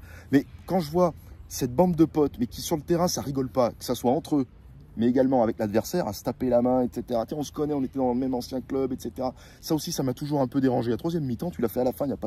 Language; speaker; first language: French; native; French